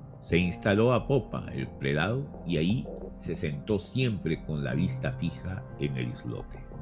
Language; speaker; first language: Spanish; native; Spanish